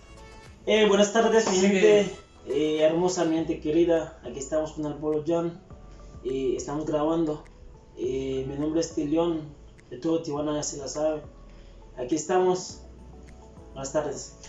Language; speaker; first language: Spanish; non-native, fluent; Haitian Creole